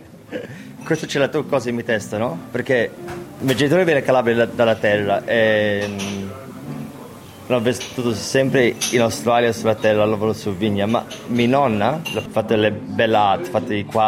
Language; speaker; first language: Italian; early bilingual, heritage; English